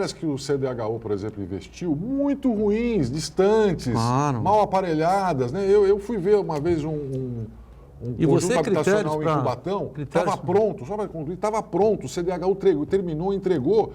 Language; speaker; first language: Portuguese; native; Portuguese